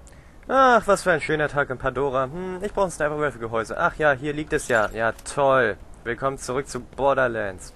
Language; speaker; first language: German; native; German